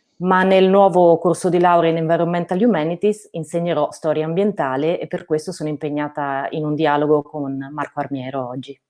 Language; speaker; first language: Italian; native; Italian